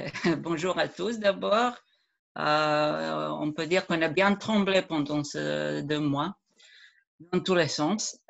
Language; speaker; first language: French; non-native, fluent; Croatian